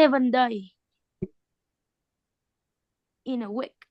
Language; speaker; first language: English; non-native, learner; Vietnamese